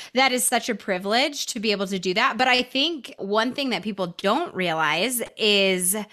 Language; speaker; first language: English; native; English